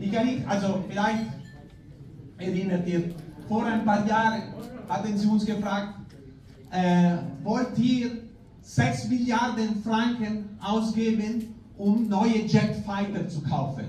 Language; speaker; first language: German; non-native, fluent; Spanish